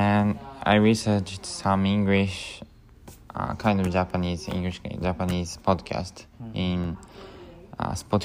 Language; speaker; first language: English; non-native, learner; Japanese